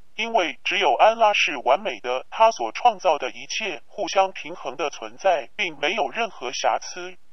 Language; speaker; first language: Chinese; non-native, local second language; Cantonese